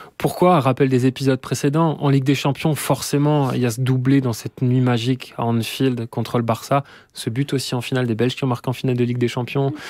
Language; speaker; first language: French; native; French